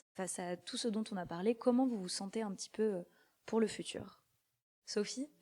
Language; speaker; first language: French; native; French